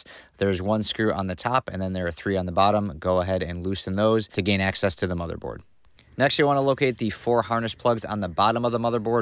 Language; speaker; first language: English; native; English